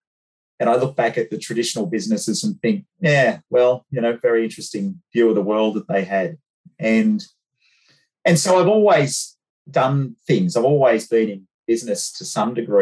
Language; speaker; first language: English; native; English